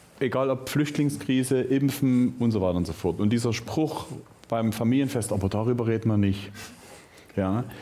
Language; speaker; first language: German; native; German